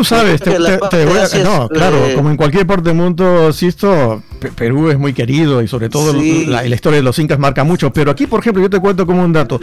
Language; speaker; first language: Spanish; native; Spanish